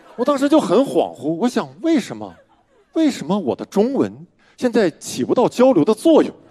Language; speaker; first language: Chinese; native; Chinese